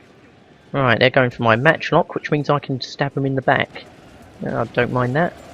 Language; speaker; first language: English; native; English